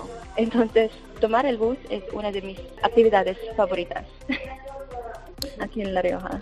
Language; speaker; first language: Spanish; non-native, fluent; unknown